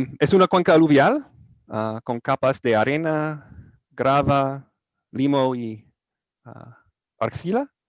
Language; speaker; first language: Spanish; non-native, learner; English